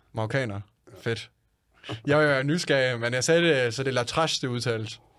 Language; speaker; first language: Danish; native; Danish